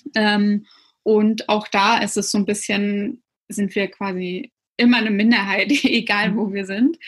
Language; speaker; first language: German; early bilingual, other home language; Russian